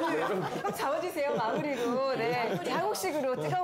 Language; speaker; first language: Korean; native; Korean